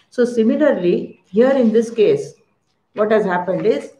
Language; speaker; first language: English; non-native, local second language; Kannada